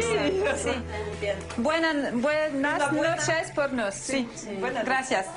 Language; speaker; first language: Spanish; non-native, learner; French